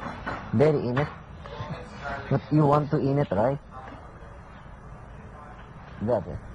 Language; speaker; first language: English; non-native, learner; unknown